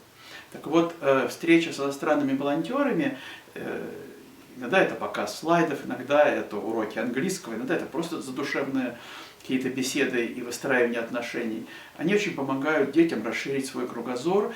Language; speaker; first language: Russian; native; Russian